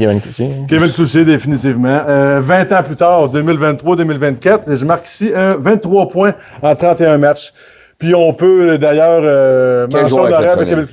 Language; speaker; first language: French; native; French